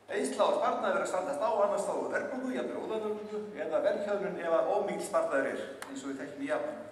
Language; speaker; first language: Icelandic; native; Icelandic